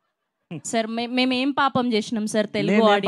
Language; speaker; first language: Telugu; native; Telugu